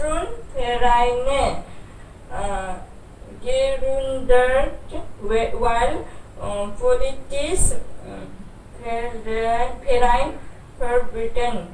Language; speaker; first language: German; non-native, learner; Hindi